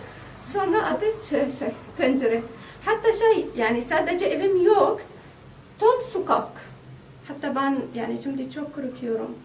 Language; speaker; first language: Turkish; non-native, learner; Arabic